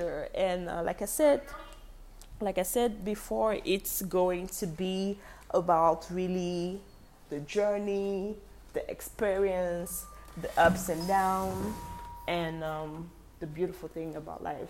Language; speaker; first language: English; non-native, local second language; French